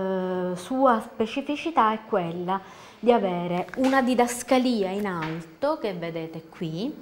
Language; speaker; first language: Italian; native; Italian